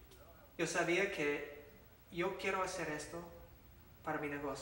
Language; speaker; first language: Spanish; non-native, fluent; English